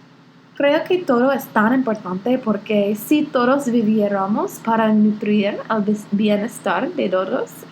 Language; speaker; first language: Spanish; non-native, learner; English